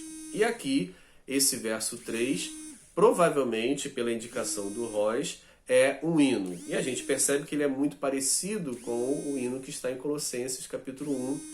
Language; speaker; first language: Portuguese; native; Portuguese